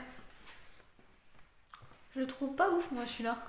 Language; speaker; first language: French; native; French